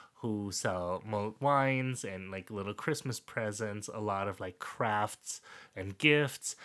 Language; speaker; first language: English; non-native, fluent; German